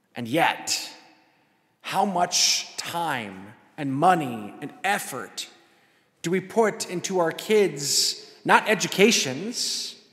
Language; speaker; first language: English; native; English